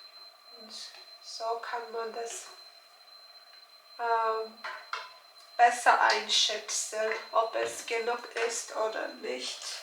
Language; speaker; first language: German; non-native, learner; Turkish